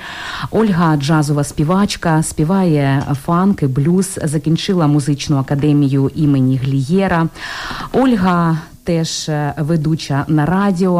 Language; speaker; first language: Ukrainian; native; Ukrainian